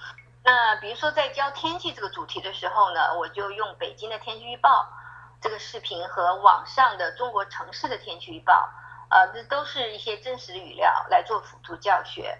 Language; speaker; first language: Chinese; native; Chinese